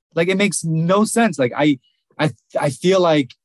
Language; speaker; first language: English; early bilingual, other home language; Vietnamese